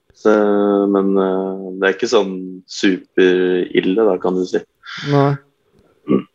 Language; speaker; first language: Norwegian; native; Norwegian